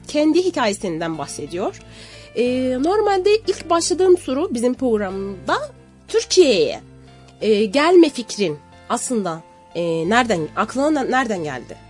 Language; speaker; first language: Turkish; non-native, fluent; Arabic